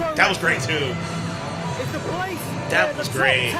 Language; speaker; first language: English; native; English